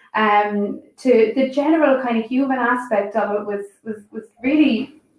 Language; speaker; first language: English; native; English